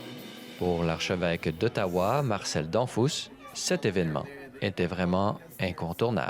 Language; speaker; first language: French; native; French